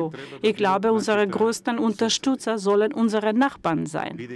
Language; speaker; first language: German; non-native, fluent; Macedonian